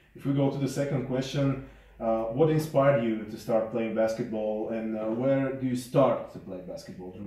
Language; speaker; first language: English; non-native, learner; Slovak